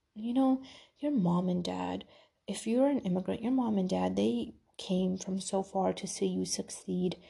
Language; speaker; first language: English; early bilingual, other home language; Urdu